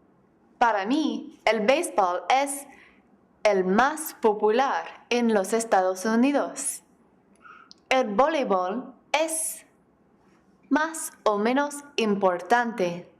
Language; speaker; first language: Spanish; non-native, fluent; English